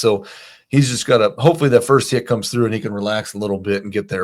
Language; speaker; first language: English; native; English